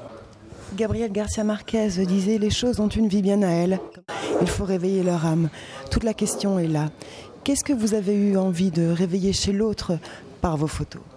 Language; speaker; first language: French; native; French